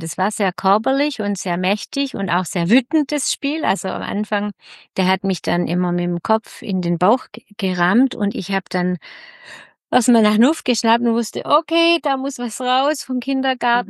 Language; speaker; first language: German; native; German